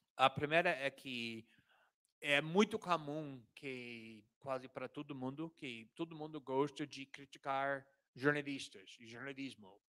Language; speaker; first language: Portuguese; non-native, fluent; English